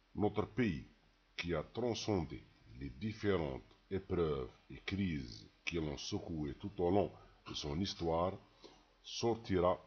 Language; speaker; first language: French; non-native, local second language; Arabic